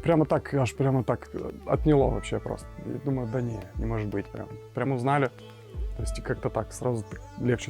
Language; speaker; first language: Russian; native; Russian